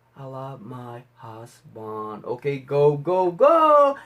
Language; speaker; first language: English; non-native, local second language; Filipino